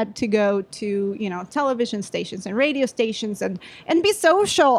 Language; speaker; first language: English; non-native, fluent; Russian